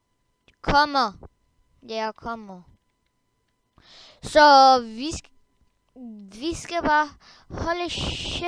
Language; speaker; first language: Danish; early bilingual, other home language; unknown